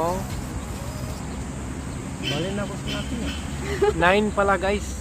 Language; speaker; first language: Filipino; non-native, learner; Punjabi